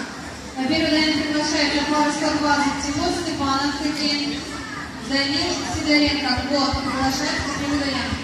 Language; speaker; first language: Russian; native; Russian